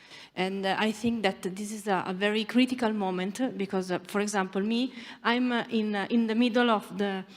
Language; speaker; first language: English; non-native, learner; Italian